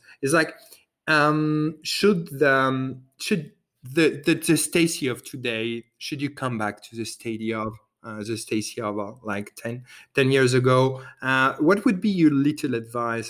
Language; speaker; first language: English; non-native, fluent; French